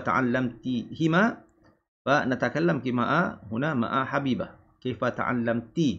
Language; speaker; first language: Arabic; non-native, fluent; Malay